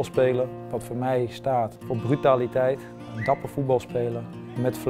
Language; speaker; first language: Dutch; native; Dutch